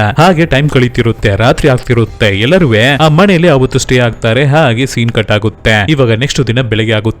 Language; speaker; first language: Kannada; native; Kannada